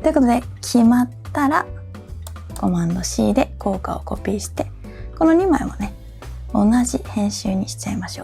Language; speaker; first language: Japanese; native; Japanese